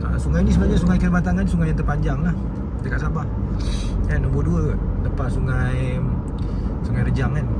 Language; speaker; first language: Malay; native; Malay